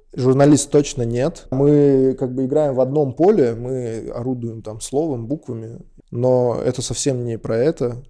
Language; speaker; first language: Russian; non-native, local second language; Uzbek